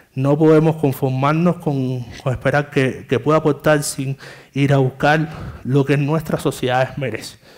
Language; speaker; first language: Spanish; native; Spanish